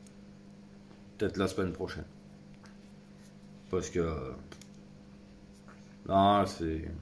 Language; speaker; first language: French; native; French